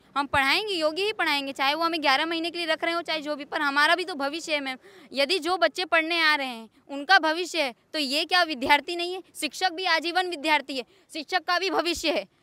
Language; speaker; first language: Hindi; non-native, local second language; Gujarati